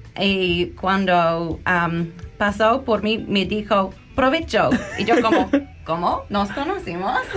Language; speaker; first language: Spanish; non-native, learner; English